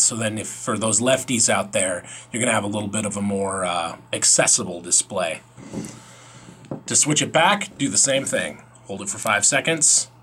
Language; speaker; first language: English; native; English